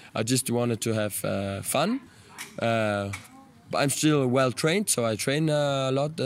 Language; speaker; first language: English; non-native, fluent; Italian